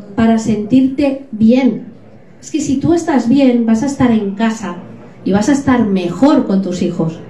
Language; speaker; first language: Spanish; native; Spanish